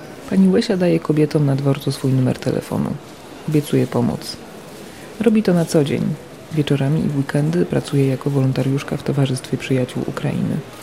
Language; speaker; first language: Polish; native; Polish